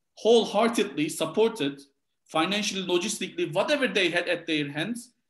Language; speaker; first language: English; non-native, fluent; Turkish